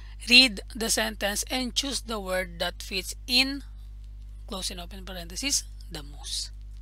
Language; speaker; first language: English; non-native, local second language; Filipino